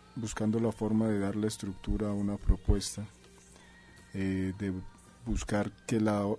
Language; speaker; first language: Spanish; native; Spanish